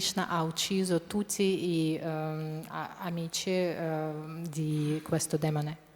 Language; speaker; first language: Italian; non-native, fluent; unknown